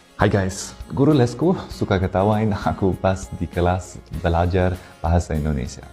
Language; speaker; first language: Indonesian; non-native, learner; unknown